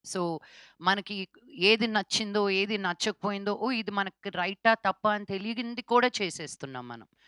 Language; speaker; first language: Telugu; native; Telugu